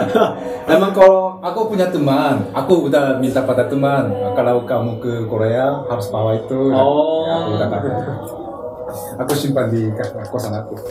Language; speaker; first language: Indonesian; non-native, learner; Korean